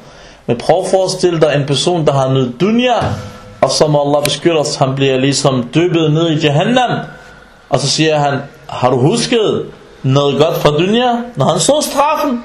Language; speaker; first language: Danish; early bilingual, other home language; Arabic